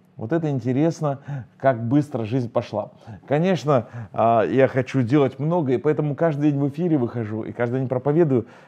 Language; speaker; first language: Russian; native; Russian